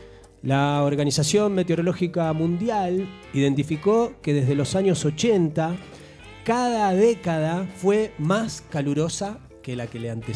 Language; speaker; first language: Spanish; native; Spanish